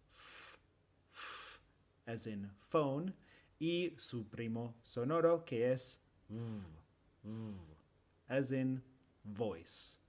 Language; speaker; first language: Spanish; non-native, fluent; English